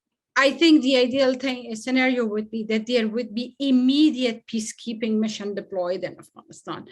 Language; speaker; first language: English; non-native, fluent; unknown